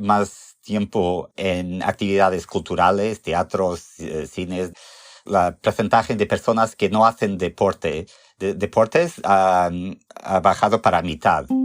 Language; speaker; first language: Spanish; non-native, fluent; Portuguese